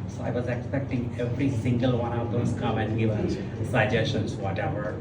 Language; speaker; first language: English; non-native, local second language; Telugu